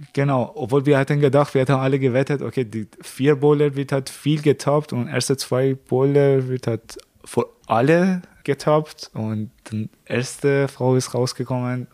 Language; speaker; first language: German; non-native, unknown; Persian